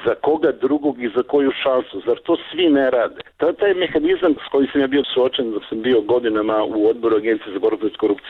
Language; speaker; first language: Serbian; native; Serbian